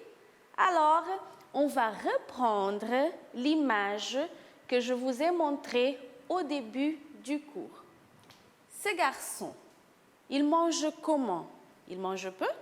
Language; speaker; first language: French; non-native, fluent; Portuguese